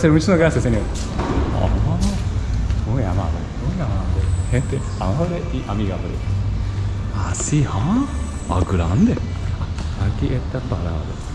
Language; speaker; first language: Spanish; non-native, learner; Japanese